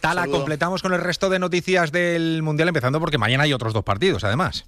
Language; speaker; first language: Spanish; native; Spanish